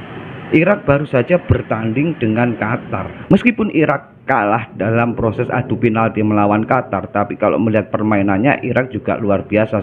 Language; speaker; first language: Indonesian; native; Indonesian